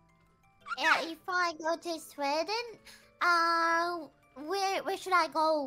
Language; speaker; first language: English; non-native, learner; Japanese